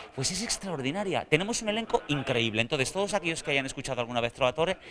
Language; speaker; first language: Spanish; native; Spanish